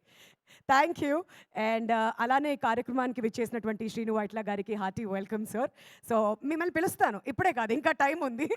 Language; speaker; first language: Telugu; native; Telugu